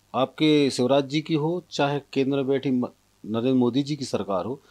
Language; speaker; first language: Hindi; native; Hindi